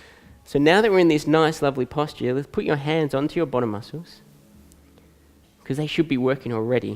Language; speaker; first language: English; native; English